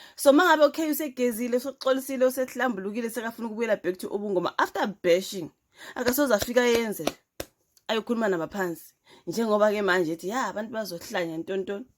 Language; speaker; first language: Zulu; native; Zulu